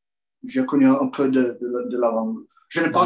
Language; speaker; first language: French; non-native, learner; Portuguese